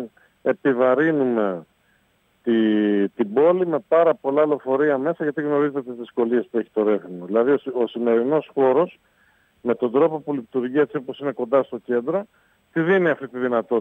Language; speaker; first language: Greek; native; Greek